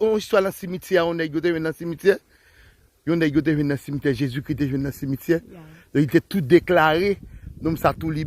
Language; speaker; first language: Haitian Creole; native; Haitian Creole